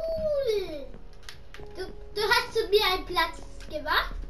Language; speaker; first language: German; non-native, learner; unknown